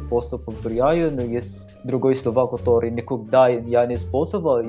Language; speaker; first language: Russian; non-native, learner; Filipino